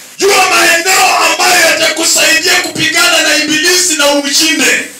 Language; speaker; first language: Swahili; non-native, local second language; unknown